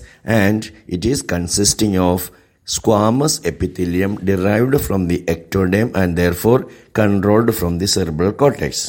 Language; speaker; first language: English; non-native, local second language; Malayalam